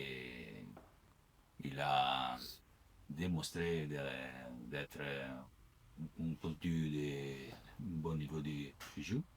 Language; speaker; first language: French; non-native, learner; Italian